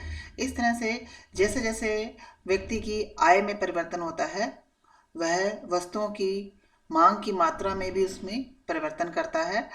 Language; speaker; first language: Hindi; native; Hindi